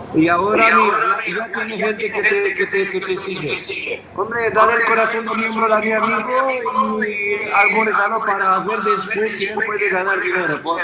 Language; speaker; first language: Spanish; non-native, learner; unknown